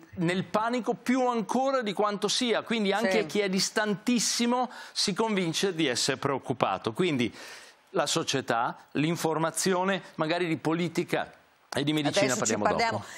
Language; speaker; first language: Italian; native; Italian